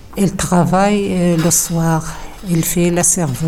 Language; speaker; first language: French; non-native, learner; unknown